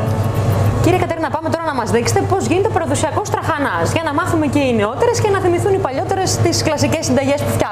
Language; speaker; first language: Greek; native; Greek